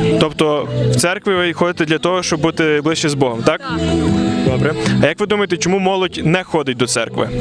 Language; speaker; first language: Ukrainian; native; Ukrainian